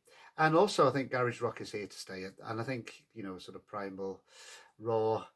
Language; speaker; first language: English; native; English